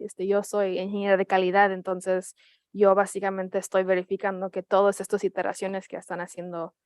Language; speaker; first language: Spanish; early bilingual, heritage; Spanish